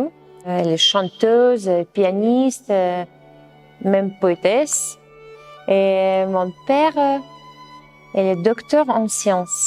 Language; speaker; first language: French; non-native, fluent; Russian